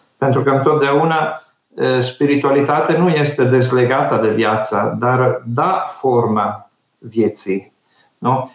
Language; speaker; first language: Romanian; non-native, fluent; Italian